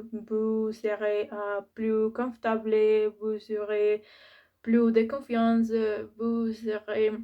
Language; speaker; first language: French; non-native, learner; Spanish